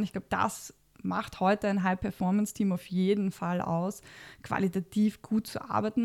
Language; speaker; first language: German; native; German